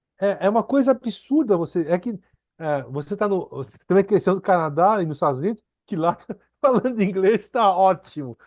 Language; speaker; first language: Portuguese; early bilingual, other home language; Korean